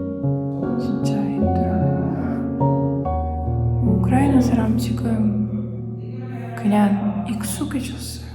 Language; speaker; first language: Korean; non-native, learner; Ukrainian